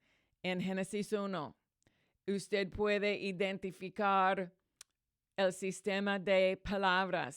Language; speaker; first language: Spanish; non-native, fluent; English